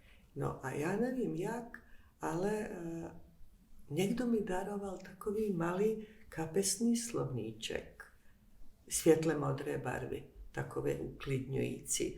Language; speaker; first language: Czech; non-native, fluent; Bosnian